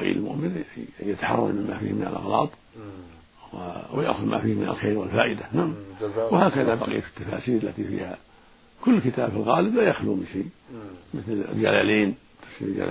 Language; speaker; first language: Arabic; native; Arabic